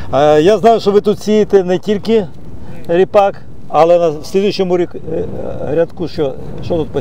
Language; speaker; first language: Ukrainian; native; Ukrainian